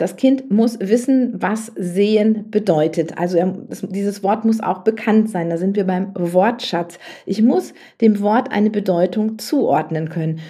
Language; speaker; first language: German; native; German